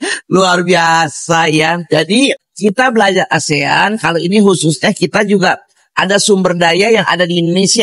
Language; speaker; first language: Indonesian; native; Indonesian